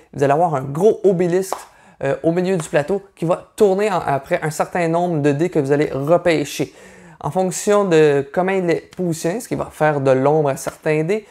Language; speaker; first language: French; native; French